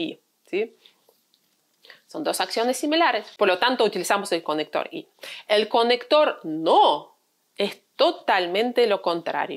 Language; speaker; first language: Spanish; non-native, fluent; Russian